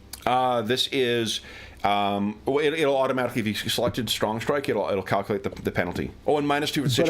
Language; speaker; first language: English; native; English